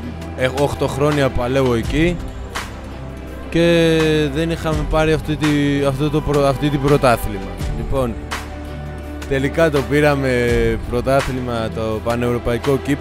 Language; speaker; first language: Greek; non-native, fluent; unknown